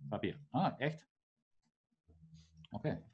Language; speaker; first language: German; native; German